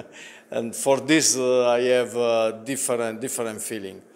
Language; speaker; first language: English; non-native, learner; Italian